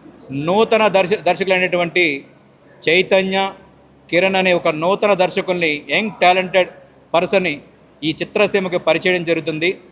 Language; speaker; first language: Telugu; native; Telugu